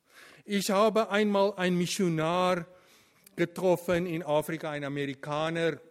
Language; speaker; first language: German; non-native, fluent; Afrikaans